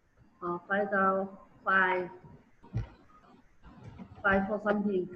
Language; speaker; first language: English; non-native, learner; Vietnamese